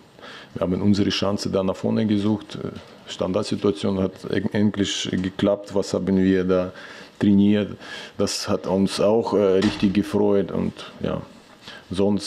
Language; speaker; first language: German; non-native, fluent; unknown